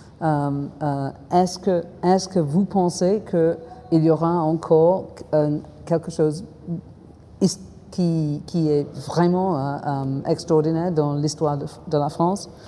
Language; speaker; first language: French; non-native, fluent; English